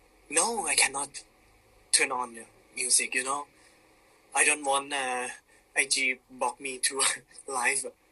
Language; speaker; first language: English; non-native, learner; Thai